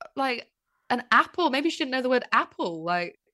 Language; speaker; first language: English; native; English